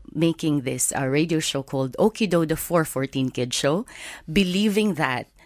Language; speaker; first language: English; non-native, local second language; Filipino